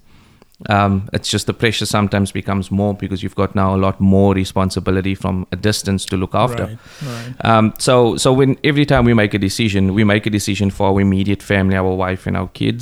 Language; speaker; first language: English; native; English